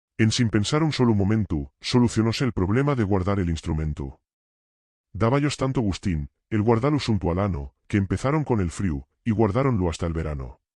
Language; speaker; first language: Asturian; native; Asturian